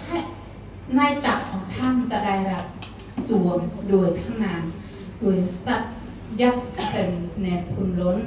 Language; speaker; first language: Thai; native; Thai